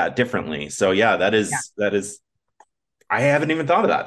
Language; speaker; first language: English; native; English